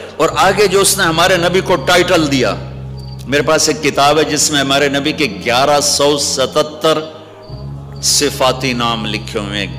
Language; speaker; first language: Urdu; non-native, local second language; Punjabi